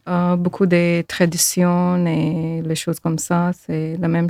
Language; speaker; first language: French; non-native, fluent; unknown